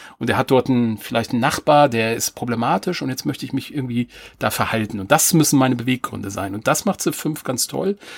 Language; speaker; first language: German; native; German